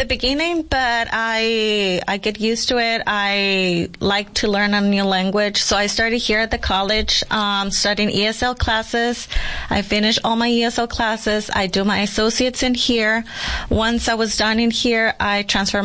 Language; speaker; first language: English; non-native, fluent; Spanish